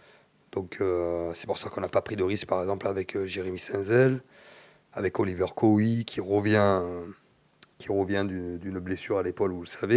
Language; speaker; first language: French; native; French